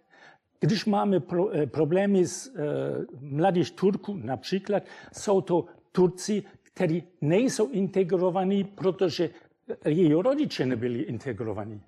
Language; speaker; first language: Czech; non-native, fluent; German